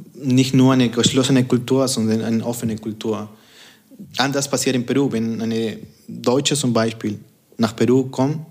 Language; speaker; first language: German; non-native, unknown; Spanish